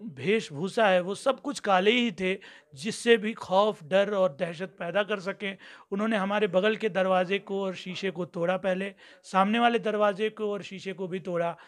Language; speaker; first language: Hindi; native; Hindi